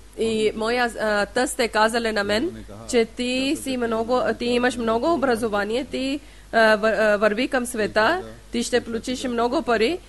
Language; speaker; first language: Bulgarian; non-native, learner; Urdu